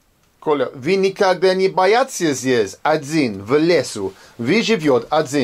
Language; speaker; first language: Russian; non-native, learner; English